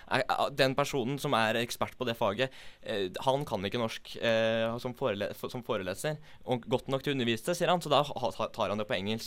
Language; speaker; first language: Norwegian; native; Norwegian